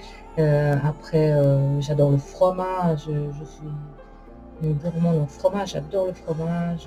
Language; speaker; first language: French; native; French